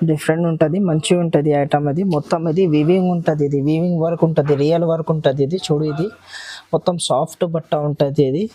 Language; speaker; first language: Telugu; non-native, local second language; Urdu